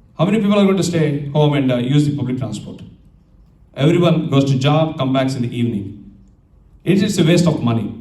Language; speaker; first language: English; non-native, local second language; Telugu